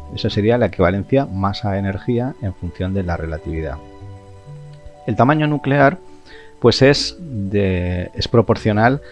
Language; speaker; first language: Spanish; native; Spanish